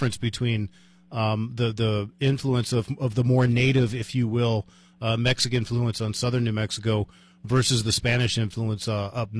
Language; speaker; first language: English; native; English